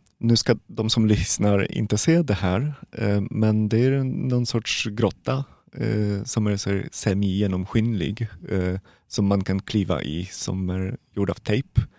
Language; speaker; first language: Swedish; non-native, fluent; Polish